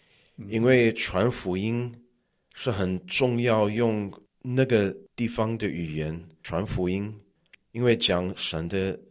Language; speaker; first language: Chinese; non-native, learner; English